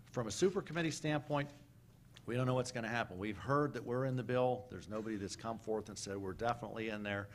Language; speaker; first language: English; native; English